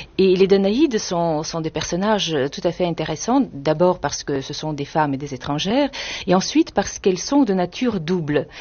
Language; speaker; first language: French; non-native, fluent; Bulgarian